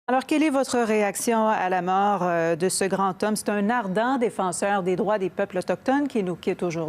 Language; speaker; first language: French; native; French